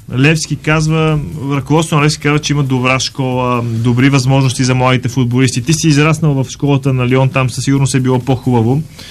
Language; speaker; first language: Bulgarian; native; Bulgarian